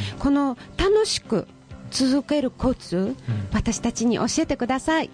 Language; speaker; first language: Japanese; non-native, fluent; Polish